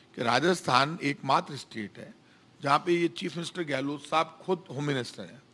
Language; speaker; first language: Hindi; native; Hindi